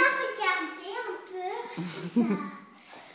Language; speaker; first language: French; early bilingual, other home language; English